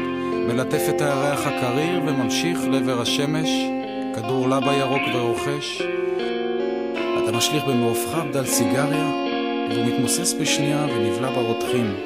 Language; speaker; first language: Hebrew; native; Hebrew